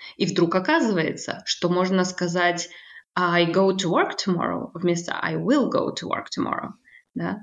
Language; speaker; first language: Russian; native; Russian